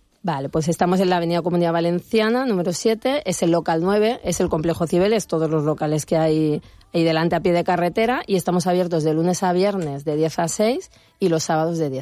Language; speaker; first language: Spanish; native; Spanish